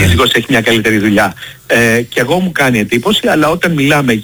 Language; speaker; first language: Greek; native; Greek